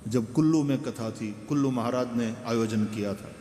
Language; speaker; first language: Hindi; non-native, local second language; Gujarati